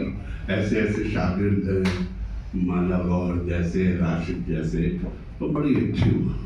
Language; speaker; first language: Hindi; native; Hindi